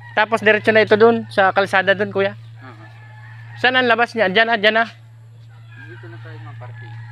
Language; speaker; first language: Filipino; native; Filipino